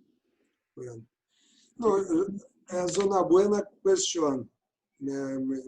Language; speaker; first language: Spanish; non-native, learner; Portuguese